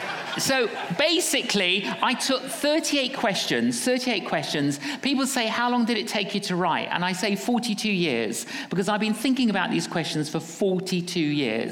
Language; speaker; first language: English; native; English